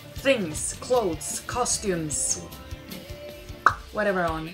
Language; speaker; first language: English; non-native, fluent; Swedish